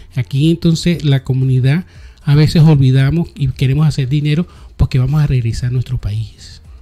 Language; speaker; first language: Spanish; native; Spanish